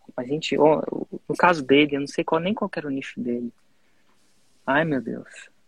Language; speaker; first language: Portuguese; native; Portuguese